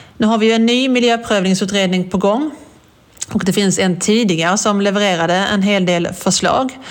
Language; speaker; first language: Swedish; native; Swedish